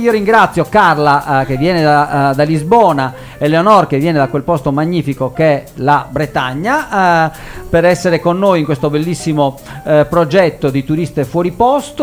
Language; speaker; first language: Italian; native; Italian